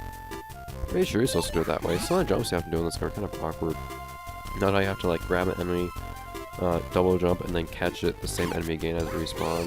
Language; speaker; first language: English; native; English